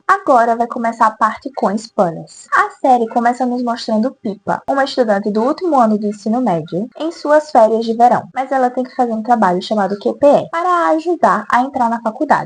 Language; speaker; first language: Portuguese; native; Portuguese